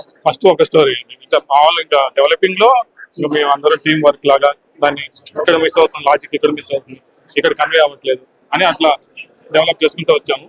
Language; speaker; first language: Telugu; native; Telugu